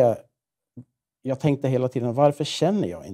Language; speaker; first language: Swedish; native; Swedish